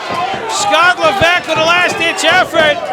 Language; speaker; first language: English; native; English